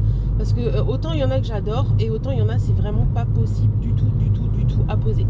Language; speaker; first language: French; native; French